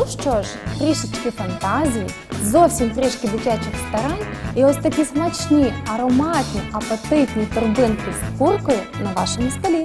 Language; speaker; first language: Ukrainian; native; Ukrainian